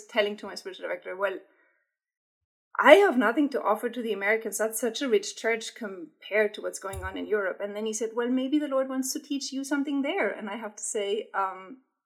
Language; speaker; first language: English; non-native, fluent; German